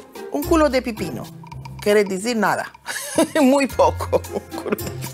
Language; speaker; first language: Spanish; early bilingual, heritage; Ladino